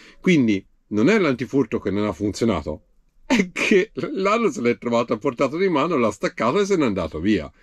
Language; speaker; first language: Italian; native; Italian